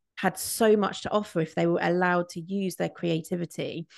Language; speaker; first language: English; native; English